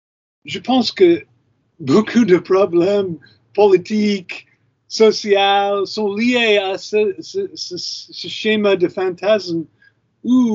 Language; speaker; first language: French; non-native, fluent; English